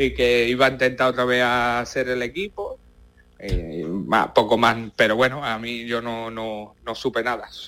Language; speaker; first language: Spanish; native; Spanish